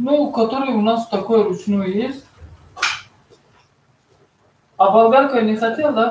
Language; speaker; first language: Russian; non-native, fluent; Tajik